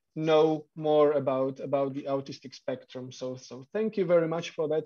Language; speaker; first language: English; non-native, fluent; Slovak